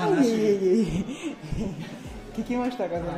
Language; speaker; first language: Japanese; non-native, learner; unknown